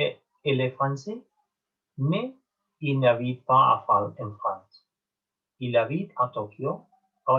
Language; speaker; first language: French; non-native, fluent; Spanish